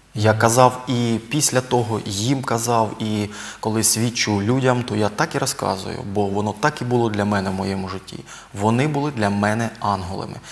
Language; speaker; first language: Ukrainian; native; Ukrainian